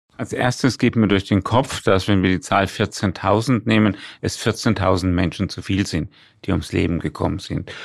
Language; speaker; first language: German; native; German